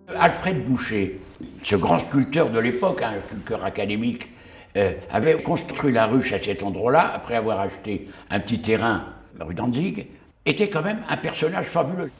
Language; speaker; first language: French; early bilingual, other home language; Yiddish